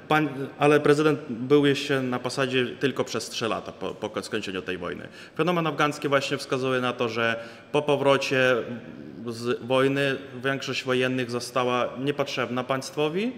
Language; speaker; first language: Polish; non-native, fluent; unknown